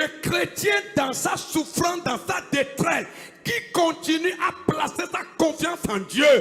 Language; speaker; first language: French; non-native, local second language; Ewe